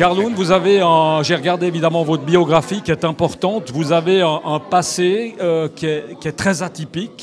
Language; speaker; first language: French; native; French